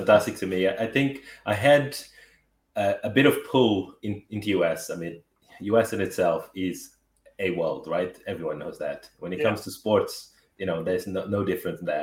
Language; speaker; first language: English; non-native, fluent; Portuguese